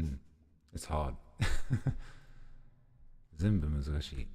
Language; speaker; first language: Japanese; non-native, learner; English